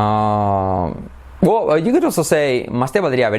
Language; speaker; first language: Spanish; native; Spanish